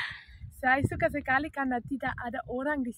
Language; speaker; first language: Indonesian; non-native, learner; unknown